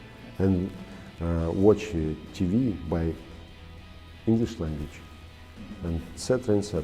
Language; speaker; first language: English; non-native, learner; Russian